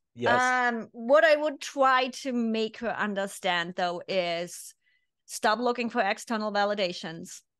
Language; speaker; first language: English; non-native, fluent; German